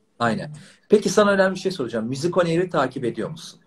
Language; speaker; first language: Turkish; native; Turkish